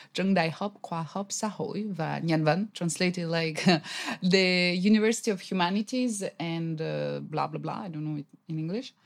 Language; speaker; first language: English; non-native, fluent; Russian